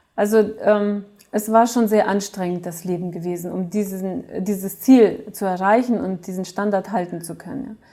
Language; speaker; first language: German; early bilingual, other home language; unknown